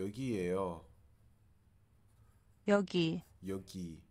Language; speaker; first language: Korean; non-native, learner; English